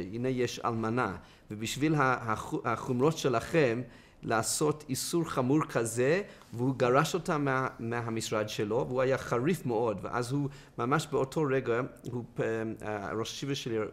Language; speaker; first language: Hebrew; non-native, fluent; English